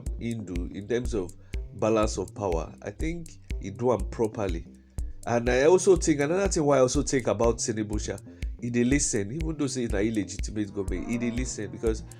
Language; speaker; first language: Nigerian Pidgin; non-native, local second language; Igbo